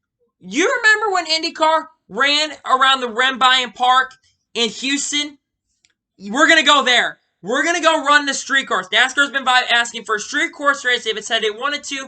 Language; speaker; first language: English; native; English